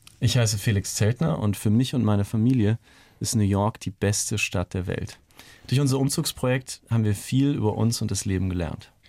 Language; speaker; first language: German; native; German